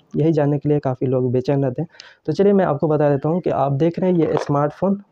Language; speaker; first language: Hindi; native; Hindi